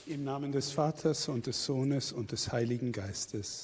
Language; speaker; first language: German; native; German